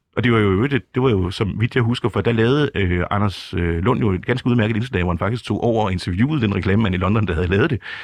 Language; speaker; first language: Danish; native; Danish